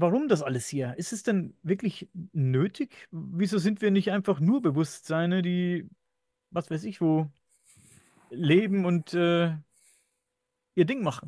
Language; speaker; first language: German; native; German